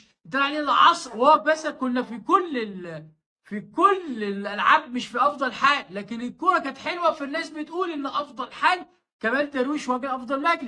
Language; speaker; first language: Arabic; native; Arabic